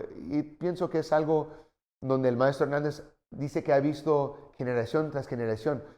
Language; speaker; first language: Spanish; early bilingual, heritage; Spanish